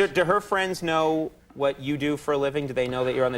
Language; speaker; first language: English; native; English